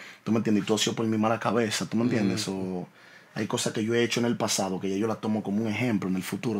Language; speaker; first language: Spanish; early bilingual, heritage; Spanish